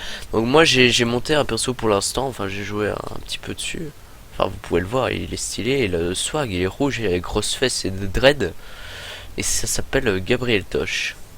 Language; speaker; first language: French; native; French